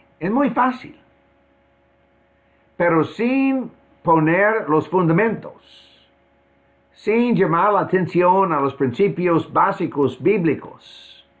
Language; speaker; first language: Spanish; non-native, fluent; English